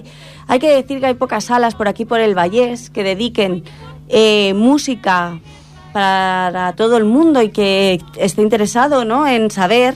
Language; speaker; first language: Spanish; native; Spanish